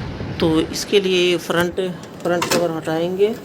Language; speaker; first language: Hindi; native; Hindi